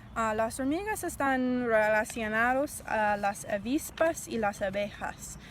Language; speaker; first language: Spanish; non-native, learner; English